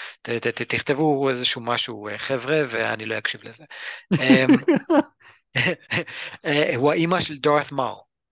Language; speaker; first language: Hebrew; early bilingual, other home language; English